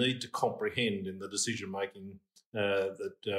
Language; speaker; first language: English; native; English